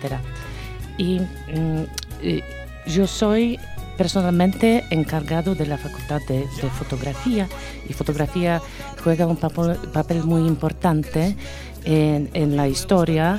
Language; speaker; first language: Spanish; non-native, fluent; Polish